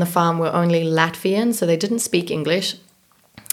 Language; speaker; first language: English; native; English